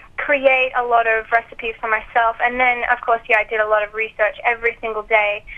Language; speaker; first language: English; native; English